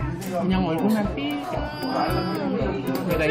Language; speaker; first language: Korean; native; Korean